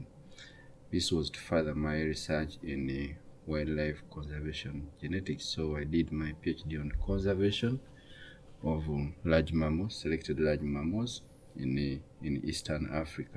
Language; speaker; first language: English; non-native, local second language; Ganda